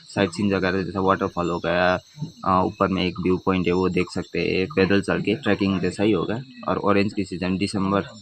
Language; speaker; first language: Hindi; non-native, local second language; Nepali